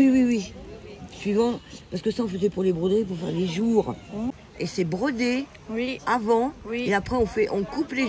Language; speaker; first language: French; native; French